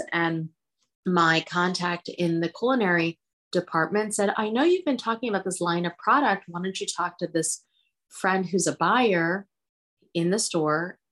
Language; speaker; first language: English; early bilingual, other home language; Hindi